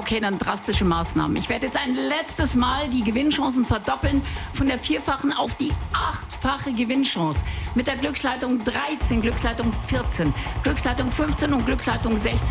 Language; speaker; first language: German; native; German